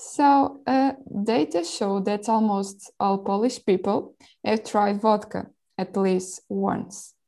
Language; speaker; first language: English; non-native, local second language; Portuguese